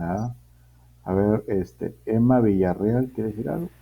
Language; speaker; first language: Spanish; native; Spanish